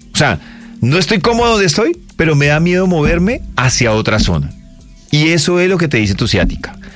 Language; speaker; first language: Spanish; native; Spanish